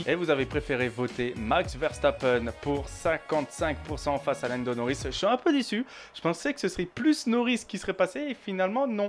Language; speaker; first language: French; native; French